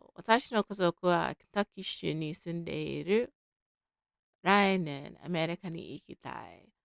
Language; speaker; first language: Japanese; non-native, learner; English